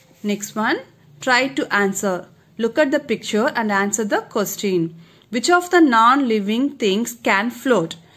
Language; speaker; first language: English; non-native, local second language; Tamil